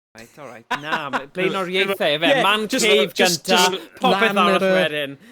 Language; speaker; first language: Welsh; native; Welsh